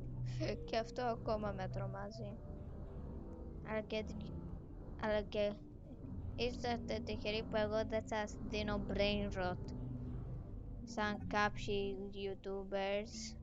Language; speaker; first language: Greek; early bilingual, heritage; Greek